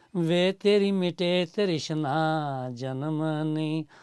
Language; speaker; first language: Hindi; native; Hindi